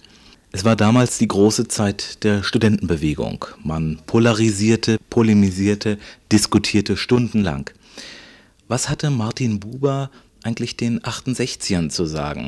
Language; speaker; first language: German; native; German